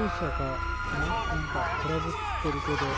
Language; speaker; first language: Japanese; native; Japanese